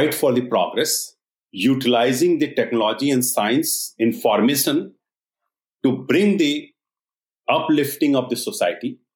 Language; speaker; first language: English; non-native, local second language; Hindi